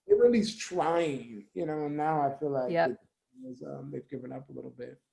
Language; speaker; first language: English; native; English